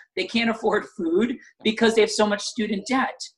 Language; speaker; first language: English; native; English